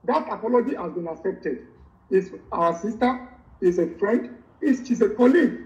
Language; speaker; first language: English; non-native, local second language; Yoruba